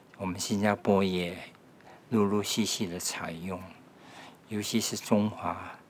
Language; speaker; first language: Chinese; native; Chinese